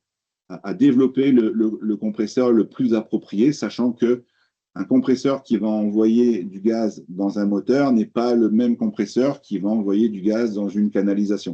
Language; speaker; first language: French; native; French